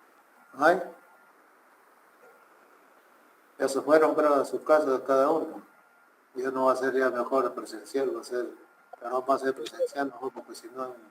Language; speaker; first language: Spanish; native; Spanish